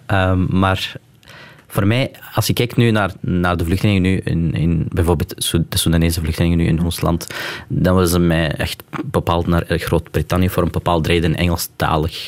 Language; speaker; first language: Dutch; non-native, local second language; Arabic